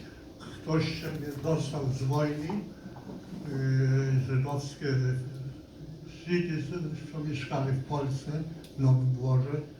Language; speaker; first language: Polish; non-native, local second language; Yiddish